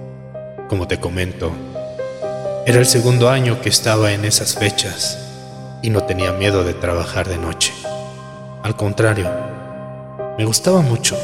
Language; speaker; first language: Spanish; native; Spanish